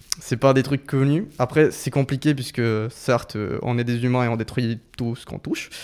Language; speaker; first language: French; non-native, fluent; Spanish